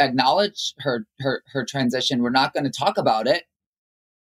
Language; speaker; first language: English; native; English